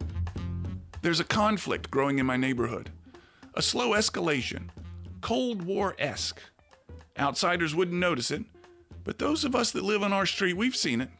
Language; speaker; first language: English; native; English